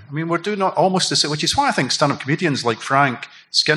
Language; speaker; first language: English; native; English